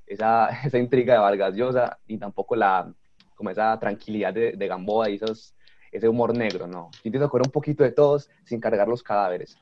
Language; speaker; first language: Spanish; native; Spanish